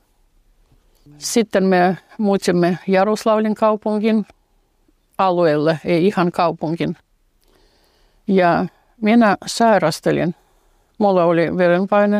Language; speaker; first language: Finnish; non-native, fluent; Russian